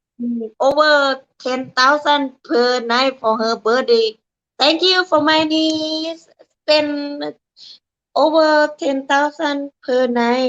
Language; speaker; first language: English; non-native, learner; Thai